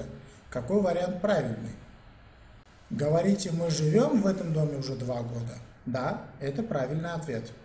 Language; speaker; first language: Russian; non-native, local second language; Uzbek